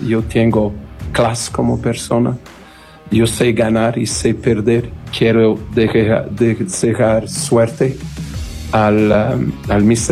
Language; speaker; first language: Spanish; non-native, fluent; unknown